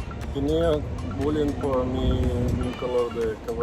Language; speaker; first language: Spanish; non-native, fluent; Russian